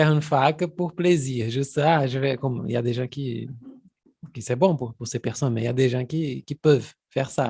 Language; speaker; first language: French; non-native, fluent; Portuguese